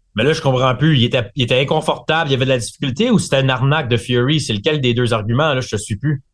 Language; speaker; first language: French; native; French